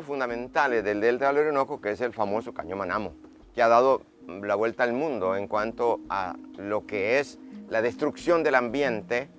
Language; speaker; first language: Spanish; native; Spanish